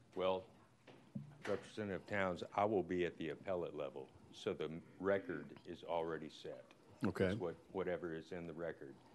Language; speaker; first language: English; native; English